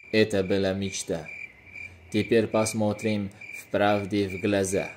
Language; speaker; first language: Russian; non-native, local second language; Uzbek